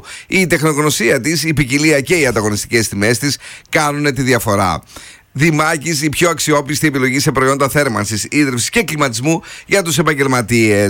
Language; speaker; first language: Greek; native; Greek